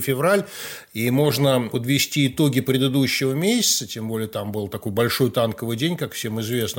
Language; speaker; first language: Russian; native; Russian